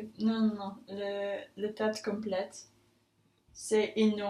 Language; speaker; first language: French; non-native, learner; English